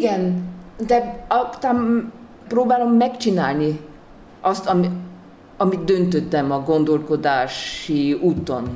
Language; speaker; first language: Hungarian; non-native, fluent; German